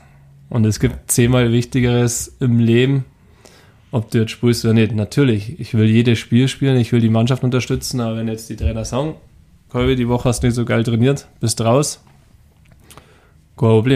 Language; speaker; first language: German; native; German